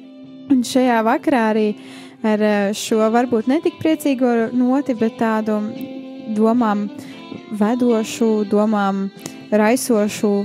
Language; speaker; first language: Latvian; native; Latvian